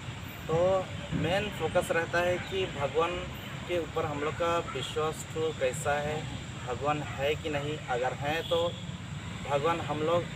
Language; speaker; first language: Hindi; non-native, local second language; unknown